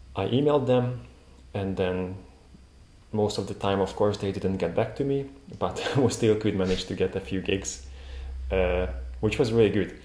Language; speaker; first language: English; non-native, fluent; Hungarian